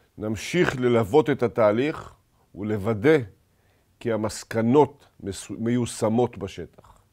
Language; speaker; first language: Hebrew; native; Hebrew